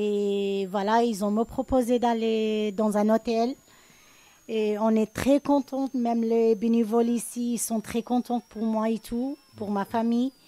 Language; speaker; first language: French; non-native, learner; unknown